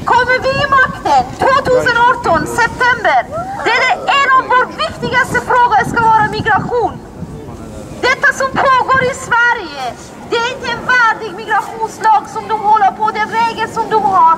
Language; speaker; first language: Swedish; non-native, fluent; Persian